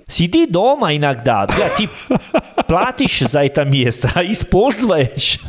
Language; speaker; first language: Russian; non-native, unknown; Italian